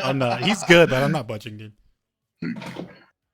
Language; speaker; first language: English; native; English